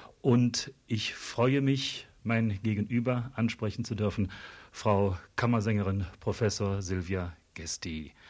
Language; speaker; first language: German; native; German